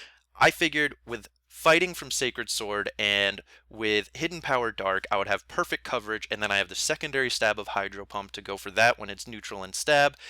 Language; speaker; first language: English; native; English